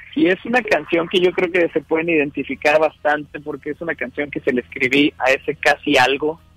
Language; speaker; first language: Spanish; native; Spanish